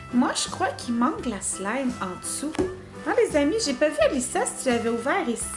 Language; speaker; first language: French; native; French